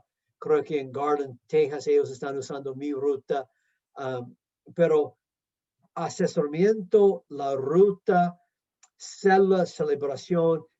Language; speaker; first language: Spanish; non-native, fluent; English